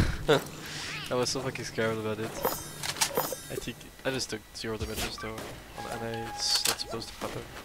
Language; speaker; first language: English; non-native, fluent; French